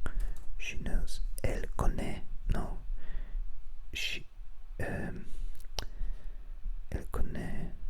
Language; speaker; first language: French; non-native, learner; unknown